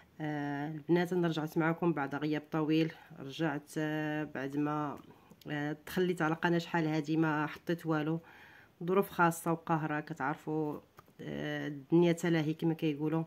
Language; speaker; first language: Arabic; native; Arabic